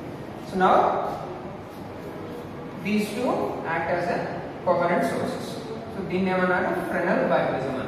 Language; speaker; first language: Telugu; native; Telugu